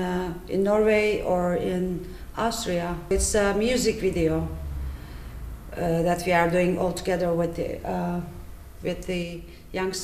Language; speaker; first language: English; non-native, fluent; Turkish